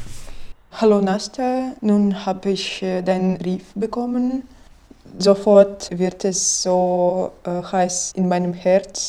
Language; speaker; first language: German; non-native, learner; Belarusian